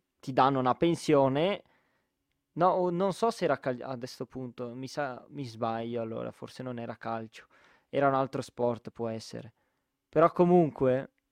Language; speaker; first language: Italian; native; Italian